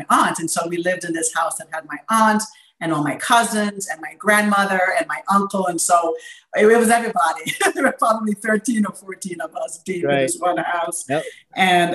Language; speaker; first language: English; native; English